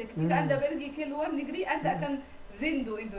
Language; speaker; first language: Indonesian; non-native, learner; Arabic